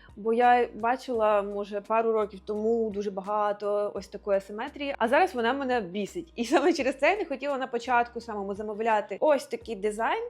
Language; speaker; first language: Ukrainian; non-native, local second language; Russian